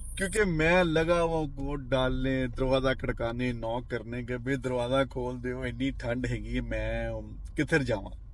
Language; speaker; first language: Urdu; non-native, local second language; Punjabi